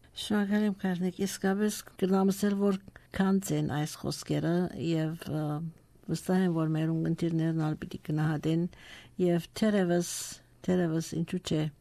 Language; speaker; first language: Armenian; early bilingual, heritage; Armenian